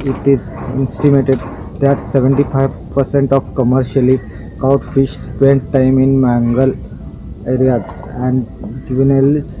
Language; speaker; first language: English; non-native, local second language; Marathi